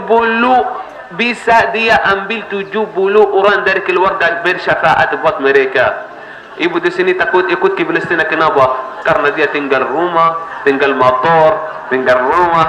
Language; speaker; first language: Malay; non-native, learner; Arabic